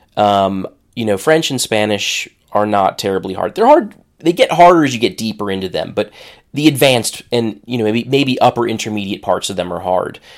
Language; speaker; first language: English; native; English